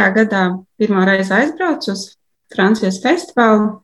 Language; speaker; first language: Latvian; native; Latvian